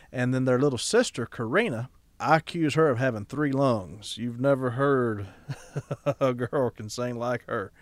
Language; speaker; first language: English; native; English